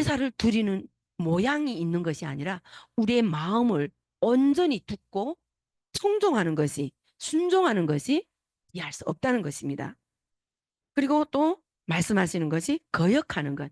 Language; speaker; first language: Korean; native; Korean